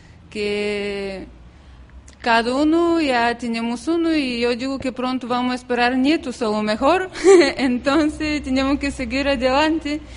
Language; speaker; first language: Spanish; non-native, fluent; Bulgarian